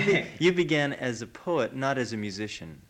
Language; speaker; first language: English; native; English